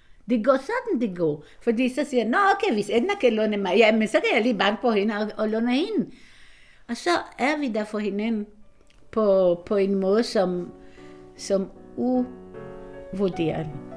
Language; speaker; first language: Danish; non-native, fluent; Hebrew